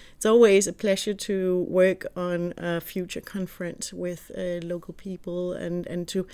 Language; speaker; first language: English; non-native, fluent; Danish